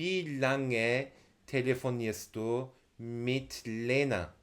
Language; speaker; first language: German; non-native, fluent; Turkish